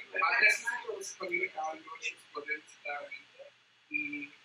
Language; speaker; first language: Spanish; non-native, learner; English